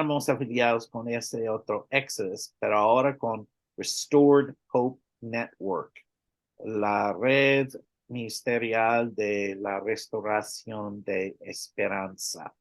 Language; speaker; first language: Spanish; non-native, learner; English